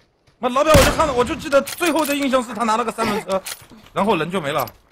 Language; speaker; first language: Chinese; native; Chinese